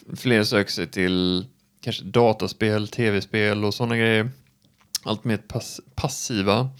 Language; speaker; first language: Swedish; native; Swedish